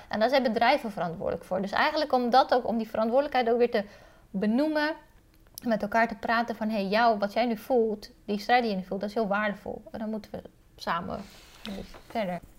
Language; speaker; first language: Dutch; early bilingual, other home language; Romanian